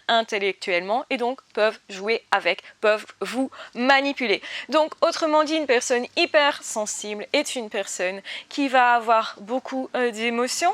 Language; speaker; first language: French; native; French